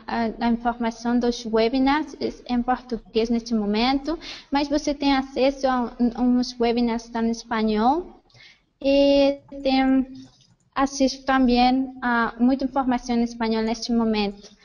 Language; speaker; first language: Portuguese; non-native, fluent; Spanish